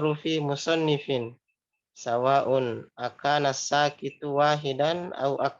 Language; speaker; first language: Arabic; non-native, learner; Indonesian